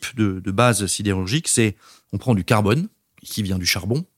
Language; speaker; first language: French; native; French